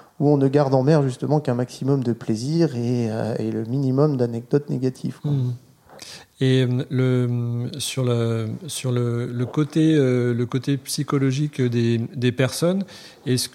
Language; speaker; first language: French; native; French